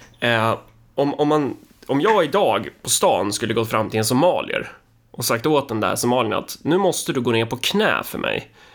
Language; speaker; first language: Swedish; native; Swedish